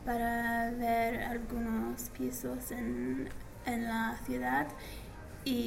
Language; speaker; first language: Spanish; non-native, learner; English